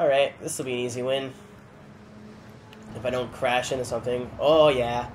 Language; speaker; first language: English; native; English